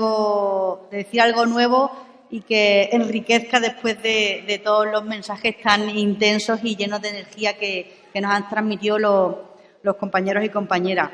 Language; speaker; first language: Spanish; native; Spanish